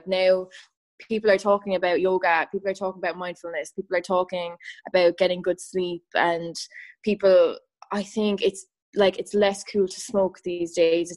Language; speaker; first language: English; native; English